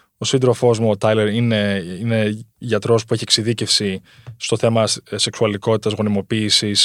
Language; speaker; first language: Greek; early bilingual, heritage; Greek